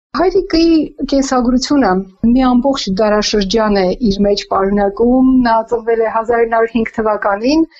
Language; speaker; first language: Armenian; native; Armenian